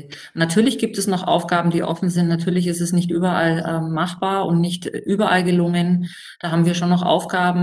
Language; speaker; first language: German; native; German